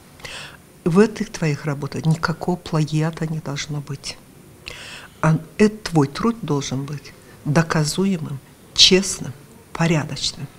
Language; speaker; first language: Russian; non-native, local second language; Karachay-Balkar